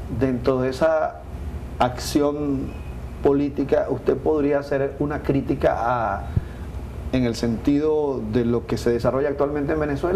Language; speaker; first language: Spanish; native; Spanish